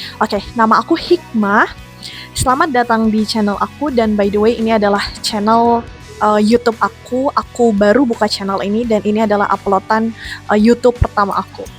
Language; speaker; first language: Indonesian; native; Indonesian